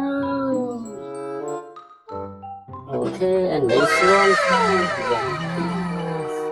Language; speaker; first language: English; non-native, learner; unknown